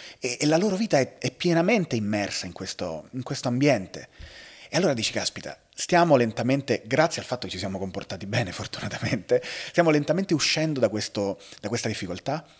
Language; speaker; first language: Italian; native; Italian